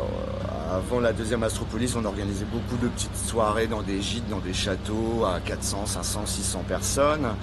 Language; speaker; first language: French; native; French